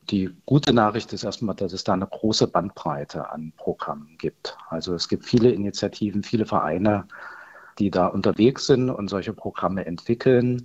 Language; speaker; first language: German; native; German